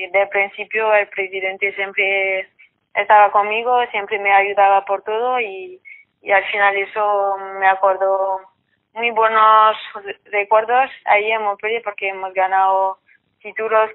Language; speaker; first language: Spanish; non-native, fluent; French